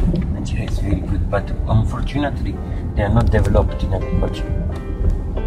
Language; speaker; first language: English; non-native, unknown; Italian